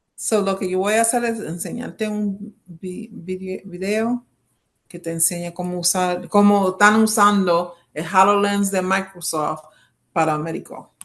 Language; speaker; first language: Spanish; early bilingual, heritage; Spanish